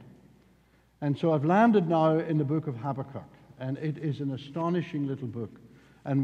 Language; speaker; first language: English; native; English